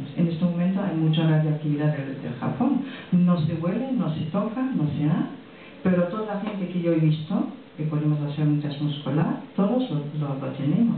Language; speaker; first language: Spanish; non-native, fluent; French